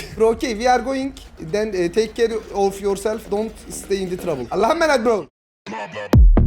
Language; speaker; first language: English; non-native, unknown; Turkish